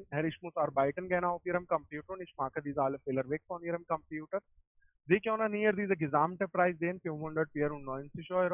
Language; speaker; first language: German; non-native, learner; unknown